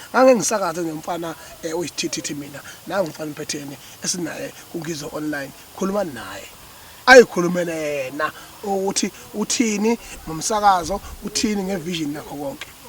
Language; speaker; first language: Zulu; native; Zulu